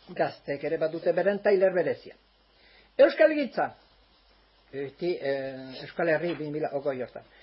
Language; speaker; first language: Basque; native; Basque